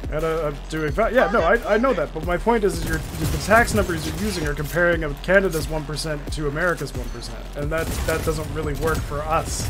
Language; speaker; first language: English; native; English